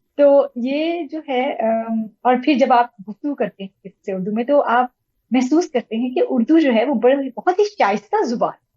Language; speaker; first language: Urdu; native; Urdu